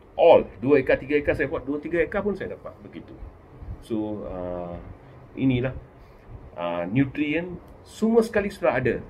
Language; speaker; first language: Malay; non-native, local second language; Tamil